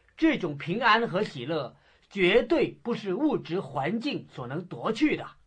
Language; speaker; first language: Chinese; non-native, fluent; English